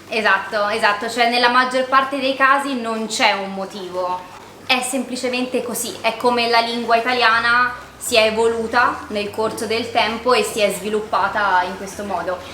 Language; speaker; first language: Italian; native; Italian